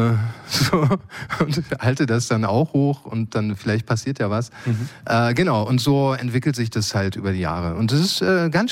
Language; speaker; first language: German; native; German